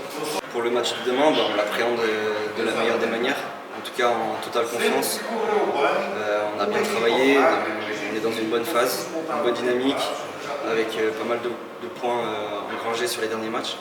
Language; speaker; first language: French; native; French